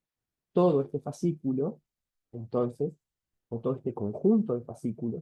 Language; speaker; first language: Spanish; native; Spanish